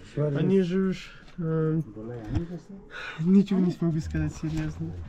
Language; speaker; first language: Russian; non-native, learner; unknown